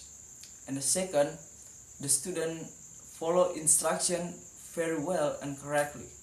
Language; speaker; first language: English; non-native, learner; Indonesian